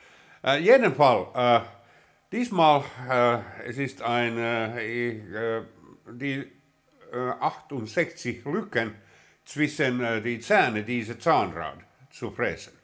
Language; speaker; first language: German; non-native, learner; Finnish